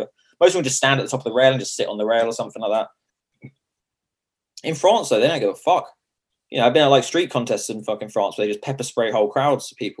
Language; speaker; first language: English; native; English